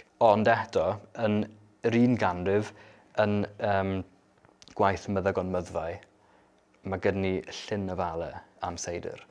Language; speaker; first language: Welsh; native; Welsh